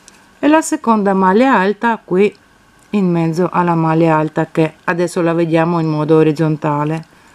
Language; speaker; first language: Italian; non-native, fluent; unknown